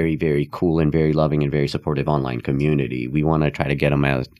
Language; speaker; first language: English; non-native, local second language; Hindi